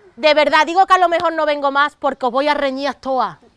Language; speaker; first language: Spanish; native; Spanish